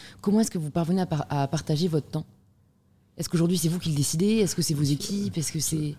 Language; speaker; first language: French; native; French